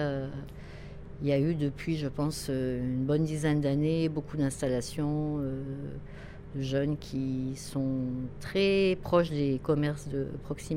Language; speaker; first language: French; native; French